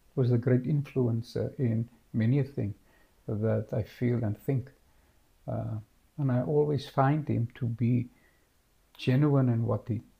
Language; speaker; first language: English; non-native, local second language; Afrikaans